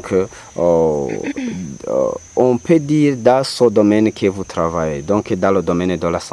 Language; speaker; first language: French; non-native, local second language; Rundi